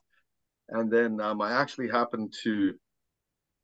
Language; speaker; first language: English; native; English